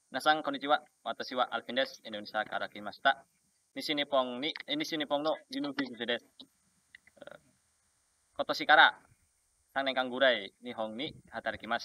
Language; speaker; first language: Japanese; non-native, learner; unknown